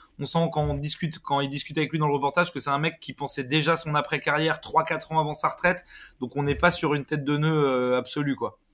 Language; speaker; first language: French; native; French